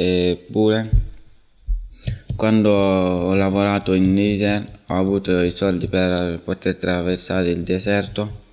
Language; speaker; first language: Italian; non-native, learner; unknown